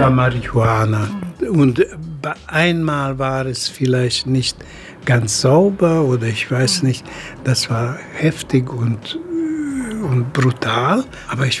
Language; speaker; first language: German; non-native, fluent; Hungarian